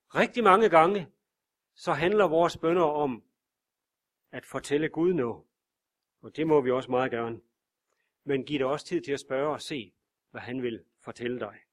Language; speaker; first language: Danish; native; Danish